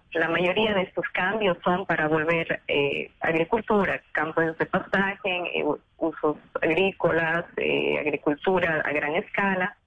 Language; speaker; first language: Spanish; native; Spanish